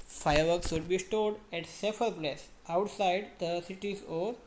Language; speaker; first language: English; non-native, local second language; Gujarati